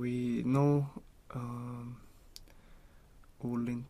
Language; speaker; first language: French; non-native, learner; Swedish